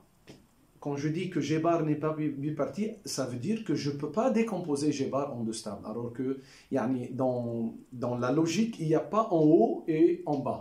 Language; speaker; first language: French; non-native, local second language; Arabic